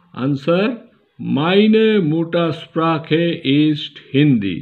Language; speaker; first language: German; non-native, learner; Bangla